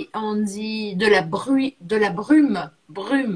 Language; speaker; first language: French; non-native, fluent; Portuguese